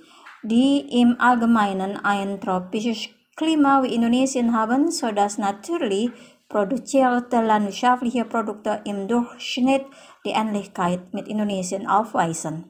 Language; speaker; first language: German; non-native, fluent; Indonesian